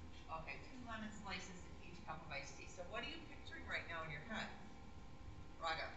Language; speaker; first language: English; native; English